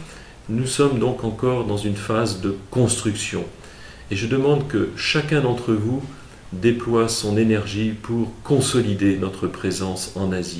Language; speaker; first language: French; native; French